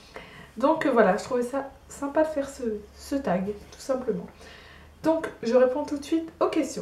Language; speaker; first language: French; native; French